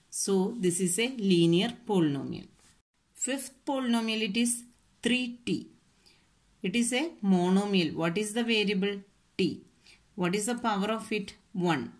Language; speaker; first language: English; non-native, local second language; Malayalam